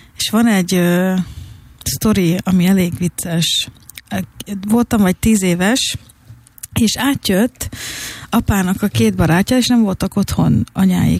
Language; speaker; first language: Hungarian; early bilingual, heritage; Hungarian